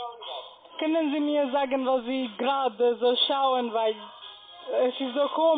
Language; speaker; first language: German; non-native, fluent; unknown